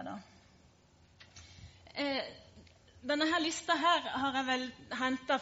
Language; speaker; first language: Norwegian; native; Norwegian